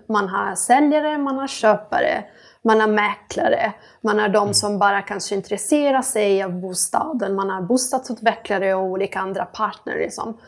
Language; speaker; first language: Swedish; non-native, fluent; Italian